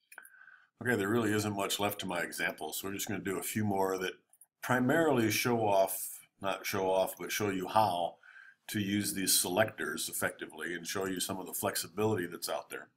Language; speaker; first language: English; native; English